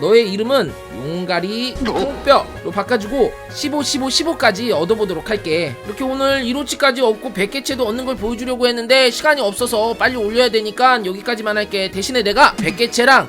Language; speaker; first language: Korean; native; Korean